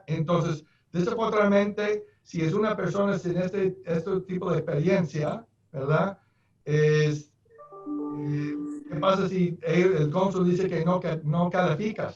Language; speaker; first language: Spanish; non-native, fluent; English